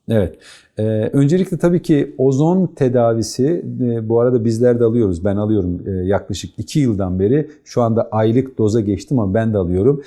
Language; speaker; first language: Turkish; native; Turkish